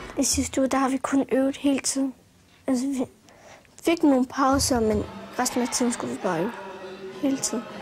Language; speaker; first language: Danish; early bilingual, other home language; Arabic